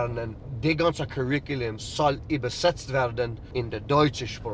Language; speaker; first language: German; early bilingual, heritage; English